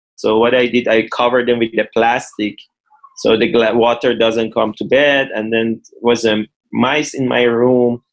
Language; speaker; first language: English; non-native, fluent; Persian